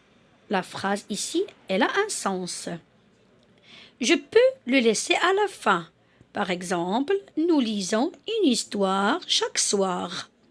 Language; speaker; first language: French; non-native, local second language; Arabic